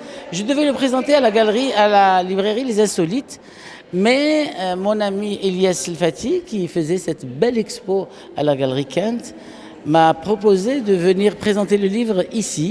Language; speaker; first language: French; non-native, local second language; Arabic